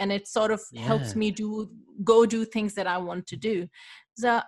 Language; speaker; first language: English; non-native, local second language; Urdu